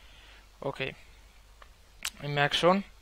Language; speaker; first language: German; native; German